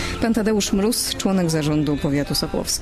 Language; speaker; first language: Polish; native; Polish